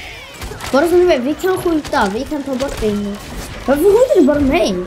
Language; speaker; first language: Swedish; early bilingual, other home language; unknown